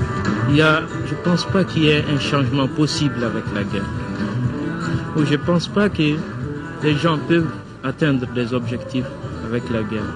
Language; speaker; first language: French; non-native, local second language; Tamasheq